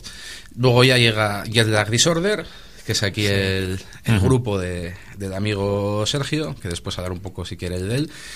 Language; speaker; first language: Spanish; native; Spanish